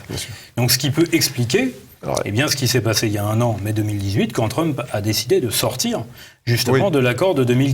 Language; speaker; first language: French; native; French